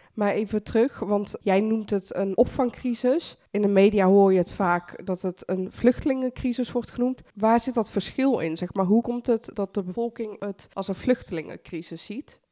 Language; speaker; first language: Dutch; early bilingual, other home language; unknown